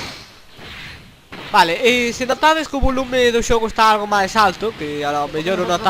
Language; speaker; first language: Galician; non-native, local second language; Spanish